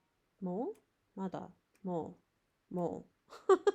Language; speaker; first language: Japanese; non-native, learner; English